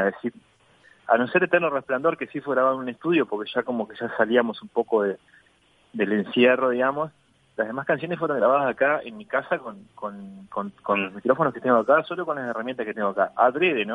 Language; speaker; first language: Spanish; native; Spanish